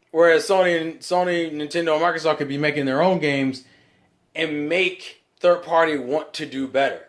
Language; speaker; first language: English; native; English